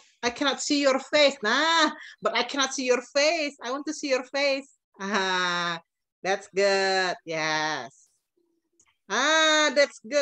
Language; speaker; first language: English; non-native, fluent; Indonesian